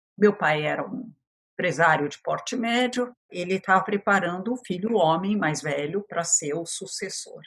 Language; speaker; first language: Portuguese; early bilingual, other home language; French